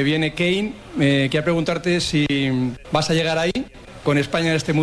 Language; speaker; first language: Spanish; native; Spanish